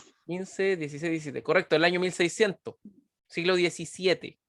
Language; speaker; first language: Spanish; native; Spanish